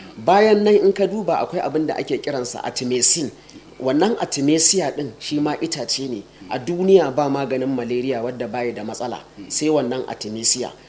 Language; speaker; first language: Hausa; native; Hausa